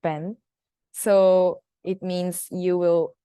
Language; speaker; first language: English; non-native, fluent; Japanese